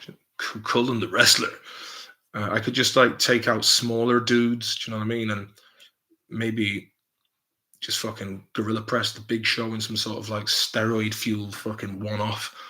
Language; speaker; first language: English; native; English